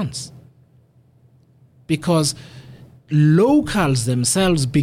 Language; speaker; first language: English; non-native, local second language; Xhosa